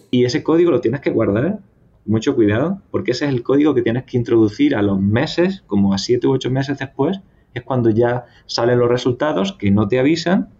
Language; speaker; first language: Spanish; native; Spanish